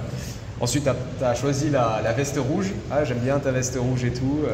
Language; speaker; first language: French; native; French